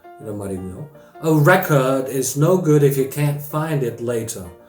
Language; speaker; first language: English; non-native, fluent; Korean